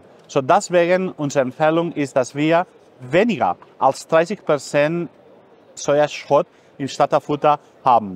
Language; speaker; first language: German; non-native, fluent; Spanish